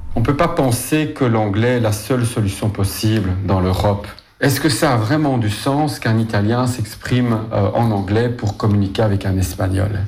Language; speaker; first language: French; native; French